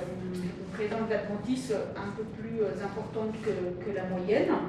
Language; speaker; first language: French; native; French